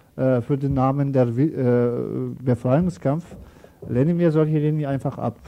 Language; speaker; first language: German; non-native, learner; Turkish